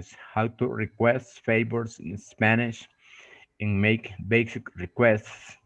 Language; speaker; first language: English; non-native, fluent; Spanish